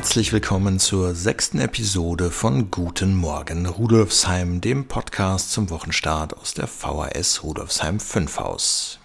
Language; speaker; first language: German; native; German